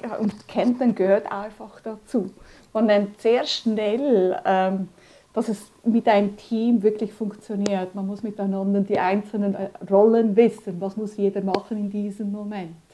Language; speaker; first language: German; early bilingual, other home language; Spanish